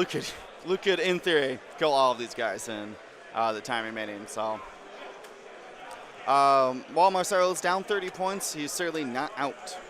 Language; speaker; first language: English; native; English